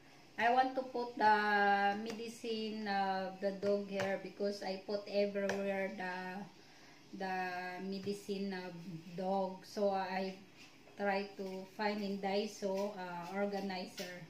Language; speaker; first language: English; non-native, local second language; Filipino